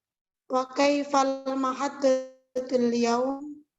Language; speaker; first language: Arabic; non-native, learner; Indonesian